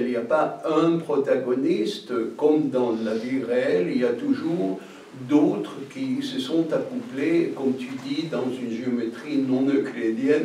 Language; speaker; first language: French; non-native, fluent; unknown